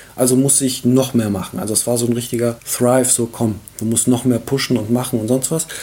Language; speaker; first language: German; early bilingual, other home language; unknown